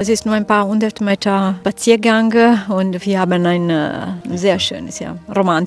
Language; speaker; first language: German; non-native, fluent; Italian